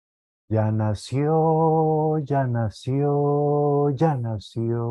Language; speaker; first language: Spanish; native; Spanish